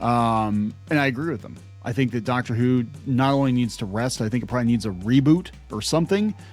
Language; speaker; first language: English; native; English